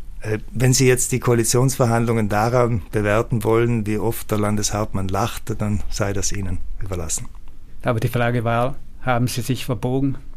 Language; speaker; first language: German; native; German